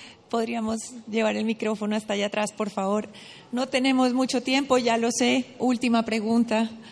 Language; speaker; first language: Spanish; native; Spanish